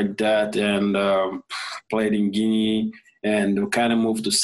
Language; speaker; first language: English; non-native, fluent; French